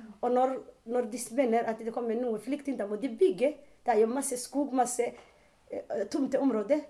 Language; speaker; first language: Norwegian; non-native, learner; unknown